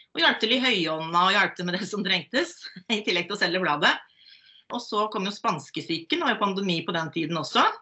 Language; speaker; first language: Norwegian; native; Norwegian